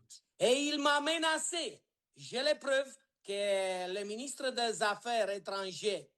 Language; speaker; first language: French; non-native, learner; Romanian